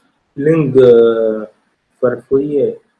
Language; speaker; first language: Romanian; non-native, learner; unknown